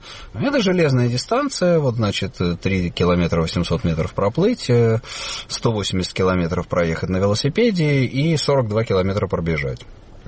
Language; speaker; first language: Russian; native; Russian